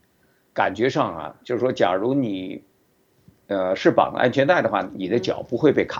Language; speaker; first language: Chinese; native; Chinese